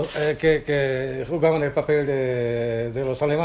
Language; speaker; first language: Spanish; non-native, fluent; German